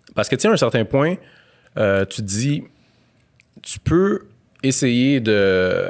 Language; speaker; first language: French; native; French